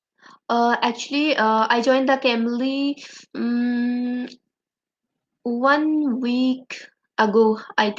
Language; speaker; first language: English; non-native, learner; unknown